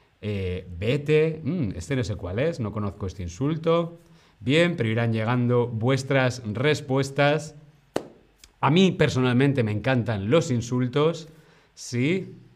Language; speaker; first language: Spanish; native; Spanish